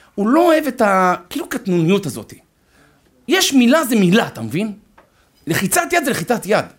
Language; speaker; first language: Hebrew; native; Hebrew